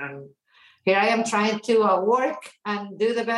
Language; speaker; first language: English; non-native, fluent; Portuguese